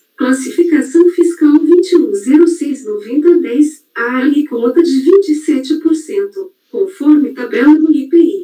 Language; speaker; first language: Portuguese; native; Portuguese